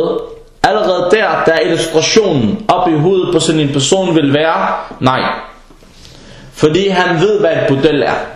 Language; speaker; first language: Danish; early bilingual, other home language; Arabic